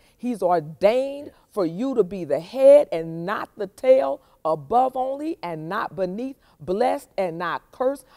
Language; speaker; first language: English; native; English